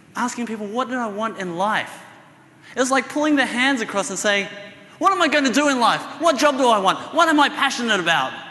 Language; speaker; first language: English; native; English